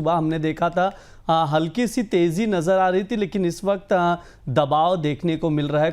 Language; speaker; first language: Hindi; native; Hindi